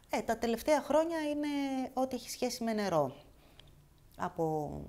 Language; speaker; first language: Greek; native; Greek